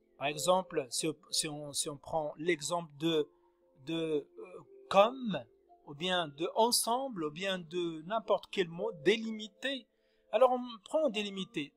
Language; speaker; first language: French; non-native, local second language; Arabic